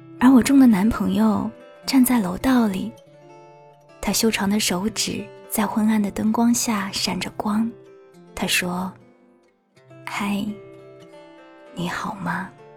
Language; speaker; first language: Chinese; native; Chinese